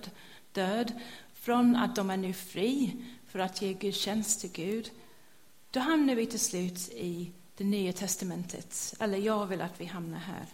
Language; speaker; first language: Swedish; non-native, fluent; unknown